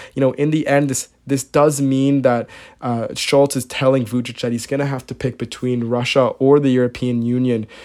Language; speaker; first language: English; native; English